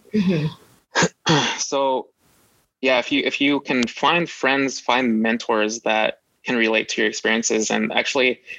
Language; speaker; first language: English; native; English